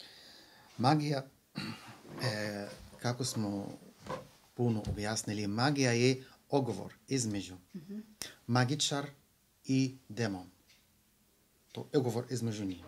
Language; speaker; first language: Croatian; non-native, learner; Arabic